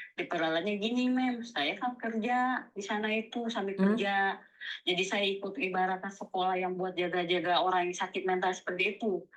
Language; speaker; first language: Indonesian; native; Indonesian